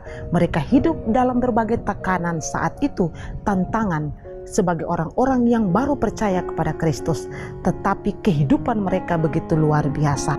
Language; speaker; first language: Indonesian; native; Indonesian